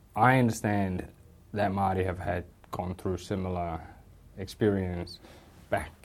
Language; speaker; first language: English; native; English